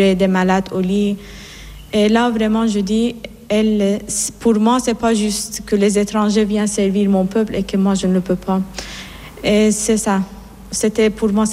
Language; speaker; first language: French; non-native, fluent; Persian